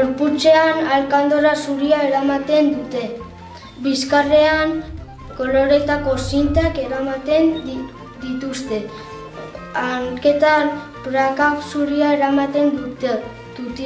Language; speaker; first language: Basque; non-native, local second language; Spanish